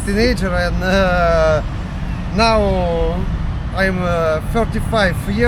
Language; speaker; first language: English; non-native, learner; Russian